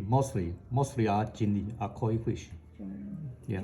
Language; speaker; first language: English; non-native, fluent; Chinese